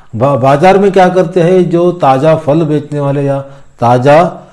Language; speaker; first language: Hindi; non-native, local second language; Kannada